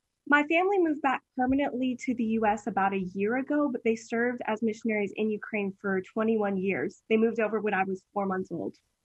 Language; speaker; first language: English; early bilingual, heritage; English